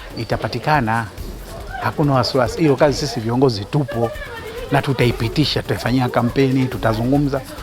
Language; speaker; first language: Swahili; native; Swahili